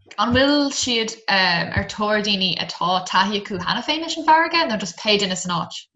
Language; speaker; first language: Irish; non-native, local second language; English